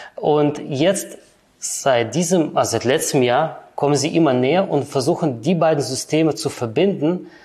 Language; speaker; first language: German; non-native, fluent; Russian